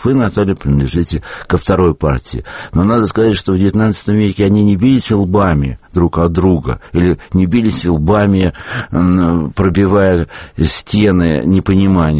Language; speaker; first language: Russian; native; Russian